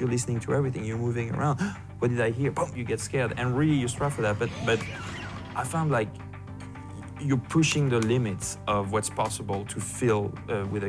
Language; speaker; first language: English; non-native, fluent; French